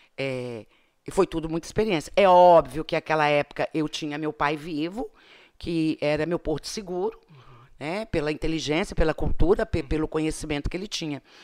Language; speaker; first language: Portuguese; native; Portuguese